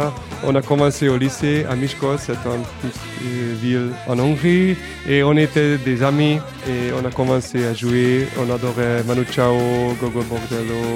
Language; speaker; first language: French; non-native, fluent; Hungarian